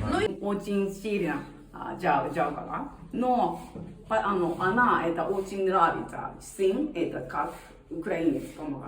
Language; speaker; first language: Russian; non-native, learner; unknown